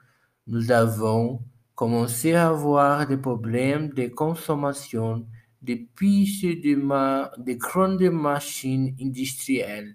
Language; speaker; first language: French; non-native, learner; Portuguese